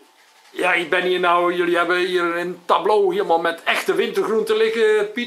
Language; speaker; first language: Dutch; native; Dutch